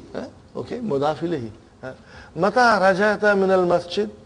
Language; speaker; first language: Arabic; non-native, fluent; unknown